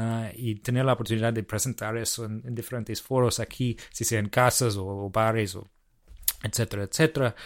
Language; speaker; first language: Spanish; non-native, fluent; English